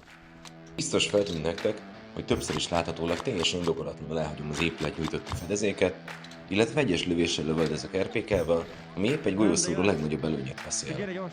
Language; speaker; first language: Hungarian; native; Hungarian